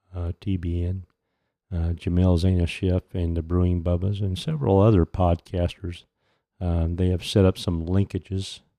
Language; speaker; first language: English; native; English